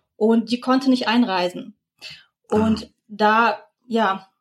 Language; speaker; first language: German; early bilingual, other home language; Russian